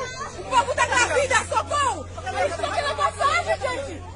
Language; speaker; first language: Portuguese; non-native, learner; Haitian Creole